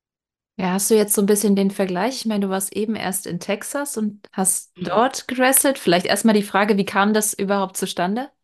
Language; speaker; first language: German; native; German